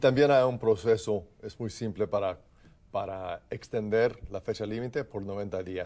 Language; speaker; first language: Spanish; non-native, fluent; English